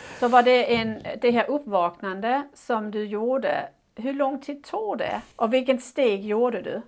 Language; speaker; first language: Swedish; non-native, fluent; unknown